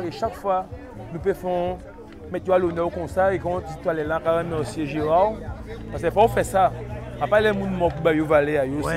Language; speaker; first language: French; non-native, local second language; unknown